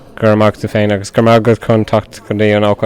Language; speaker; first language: Irish; non-native, local second language; English